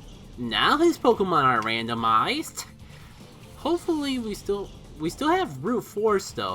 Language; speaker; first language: English; native; English